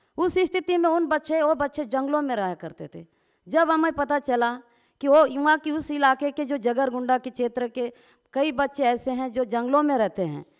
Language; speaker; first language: Hindi; non-native, local second language; Gondi